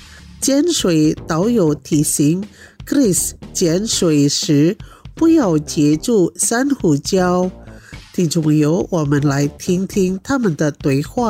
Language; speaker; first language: Chinese; early bilingual, heritage; Chinese